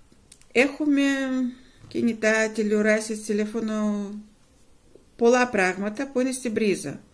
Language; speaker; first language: Greek; non-native, fluent; Russian